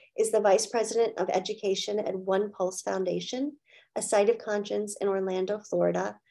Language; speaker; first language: English; native; English